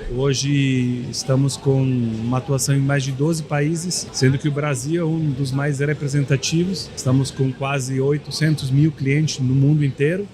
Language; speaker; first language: Portuguese; non-native, fluent; Italian